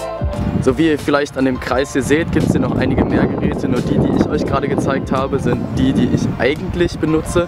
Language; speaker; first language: German; native; German